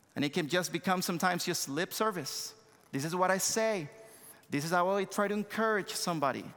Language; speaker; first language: English; non-native, fluent; Spanish